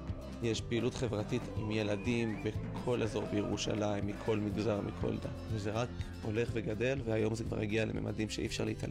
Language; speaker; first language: Hebrew; native; Hebrew